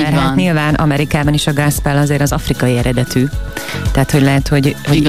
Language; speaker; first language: Hungarian; native; Hungarian